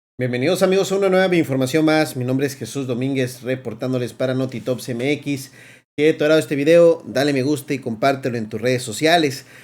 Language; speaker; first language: Spanish; native; Spanish